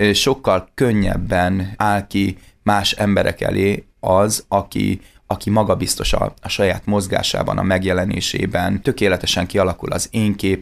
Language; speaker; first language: Hungarian; native; Hungarian